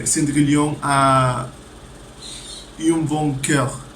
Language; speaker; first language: French; non-native, learner; Spanish